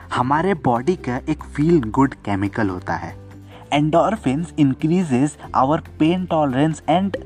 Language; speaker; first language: Hindi; native; Hindi